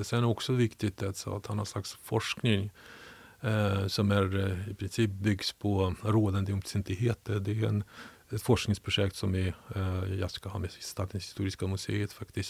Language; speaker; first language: Swedish; non-native, fluent; Ukrainian